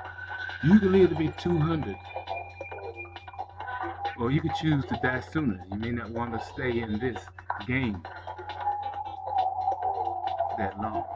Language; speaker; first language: English; native; English